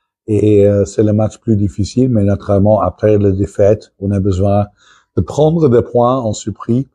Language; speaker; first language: French; non-native, fluent; Dutch